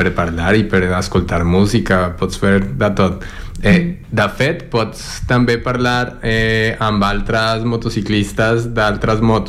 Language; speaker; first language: Catalan; non-native, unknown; Spanish